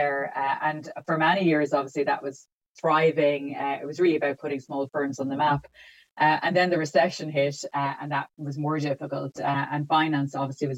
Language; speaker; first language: English; native; English